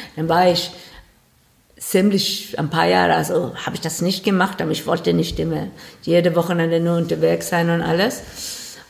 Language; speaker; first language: German; non-native, learner; Swedish